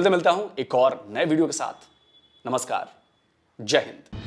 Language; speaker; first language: Hindi; native; Hindi